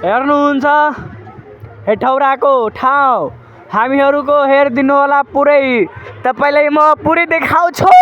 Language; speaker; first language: Nepali; non-native, local second language; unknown